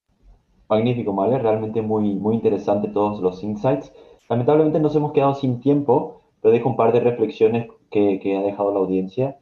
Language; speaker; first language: Spanish; native; Spanish